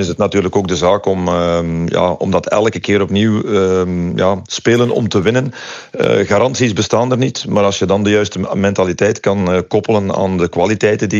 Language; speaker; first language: Dutch; native; Dutch